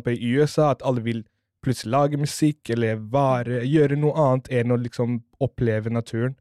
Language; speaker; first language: Norwegian; non-native, fluent; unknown